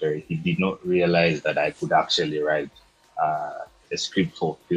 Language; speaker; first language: English; non-native, local second language; Ganda